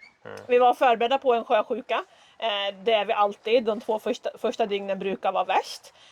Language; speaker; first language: Swedish; native; Swedish